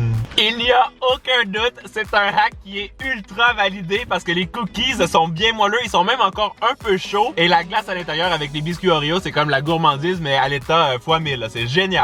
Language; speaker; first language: French; native; French